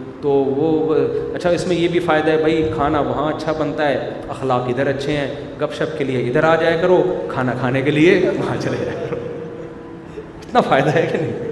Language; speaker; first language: Urdu; native; Urdu